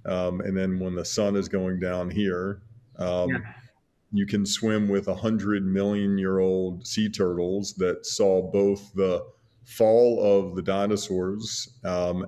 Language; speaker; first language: English; native; English